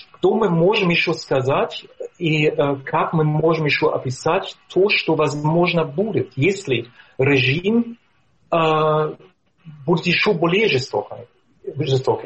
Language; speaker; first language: Russian; non-native, fluent; German